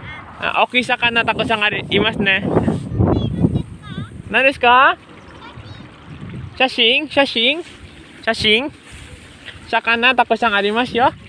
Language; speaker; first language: Japanese; non-native, learner; Indonesian